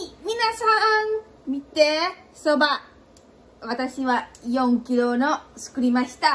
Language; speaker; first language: Japanese; non-native, fluent; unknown